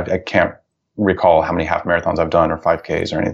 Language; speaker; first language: English; native; English